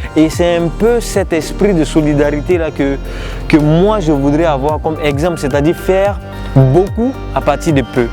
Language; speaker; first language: French; non-native, local second language; Mossi